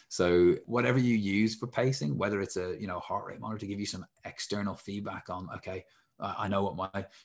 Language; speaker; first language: English; native; English